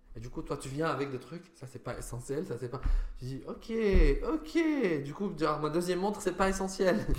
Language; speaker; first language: French; non-native, fluent; Arabic